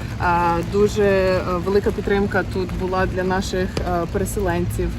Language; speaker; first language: Ukrainian; early bilingual, heritage; Ukrainian